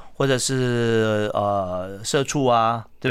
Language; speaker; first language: Chinese; native; Chinese